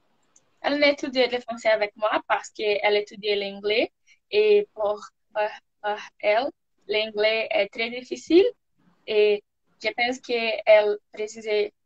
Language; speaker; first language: French; non-native, learner; Portuguese